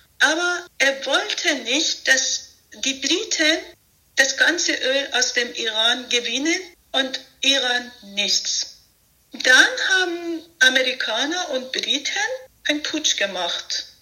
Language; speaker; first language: German; non-native, fluent; Persian